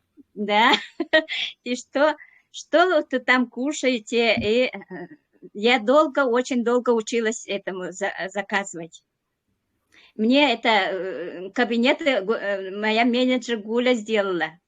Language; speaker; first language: Russian; non-native, local second language; Yakut